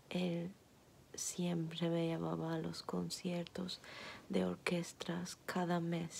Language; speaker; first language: Spanish; non-native, fluent; Turkish